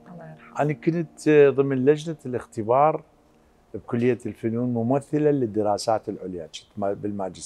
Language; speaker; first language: Arabic; native; Arabic